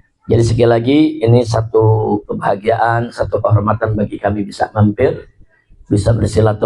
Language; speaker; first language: Indonesian; native; Indonesian